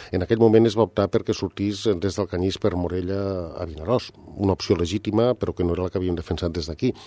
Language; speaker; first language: Catalan; native; Catalan